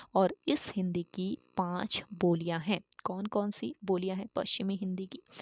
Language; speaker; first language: Hindi; native; Hindi